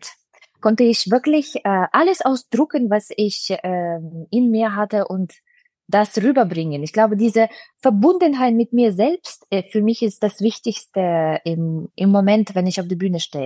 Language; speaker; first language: German; non-native, fluent; Russian